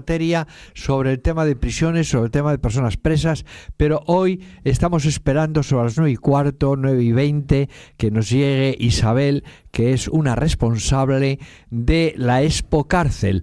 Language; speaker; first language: Spanish; native; Spanish